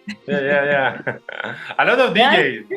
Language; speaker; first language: English; non-native, learner; Spanish